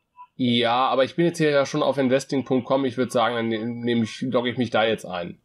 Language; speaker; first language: German; native; German